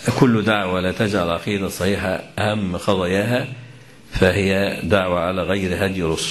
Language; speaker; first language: Arabic; native; Arabic